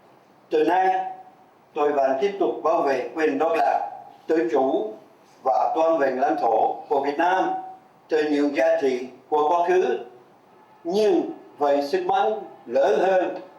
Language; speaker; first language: Vietnamese; non-native, fluent; French